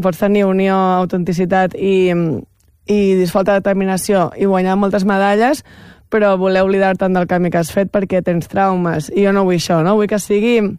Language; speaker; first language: Catalan; native; Catalan